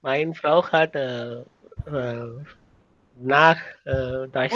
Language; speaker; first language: German; non-native, learner; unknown